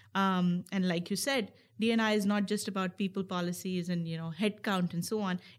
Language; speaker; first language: English; non-native, local second language; Hindi